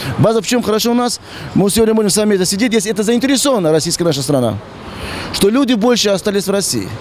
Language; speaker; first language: Russian; non-native, local second language; Tajik